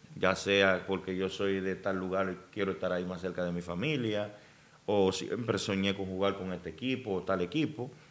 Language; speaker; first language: Spanish; native; Spanish